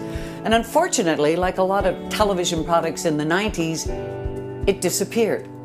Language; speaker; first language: English; native; English